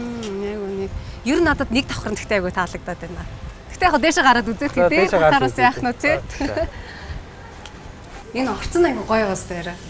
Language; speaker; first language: Mongolian; native; Mongolian